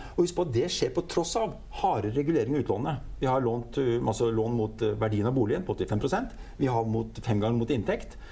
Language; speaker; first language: Norwegian; native; Norwegian